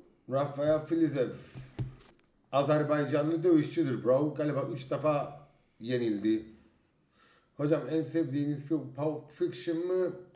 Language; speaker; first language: Turkish; native; Turkish